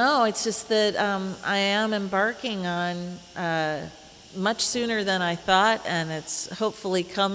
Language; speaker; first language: English; native; English